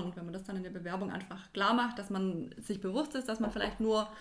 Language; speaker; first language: German; native; German